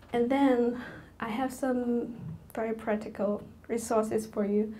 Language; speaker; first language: English; non-native, fluent; Chinese